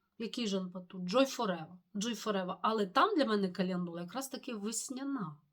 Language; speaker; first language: Ukrainian; non-native, local second language; Russian